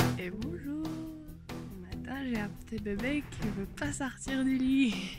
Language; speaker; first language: French; native; French